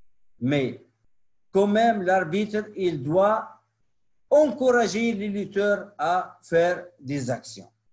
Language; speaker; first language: French; non-native, local second language; Arabic